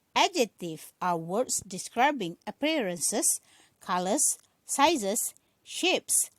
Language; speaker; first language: English; non-native, local second language; Malay